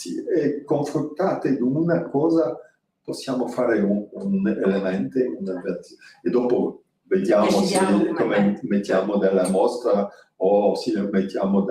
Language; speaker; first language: Italian; non-native, fluent; French